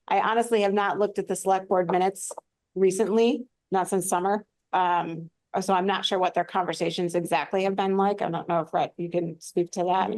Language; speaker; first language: English; native; English